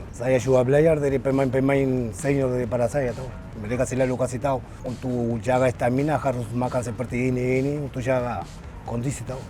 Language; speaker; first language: Indonesian; non-native, learner; Spanish